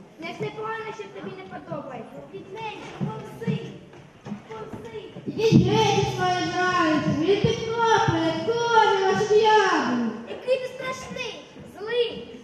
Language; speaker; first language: Ukrainian; native; Ukrainian